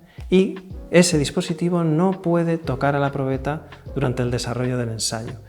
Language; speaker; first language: Spanish; native; Spanish